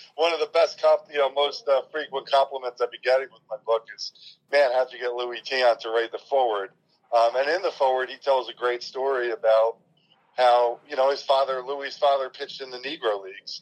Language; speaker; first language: English; native; English